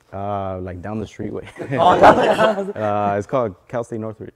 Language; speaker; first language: English; native; English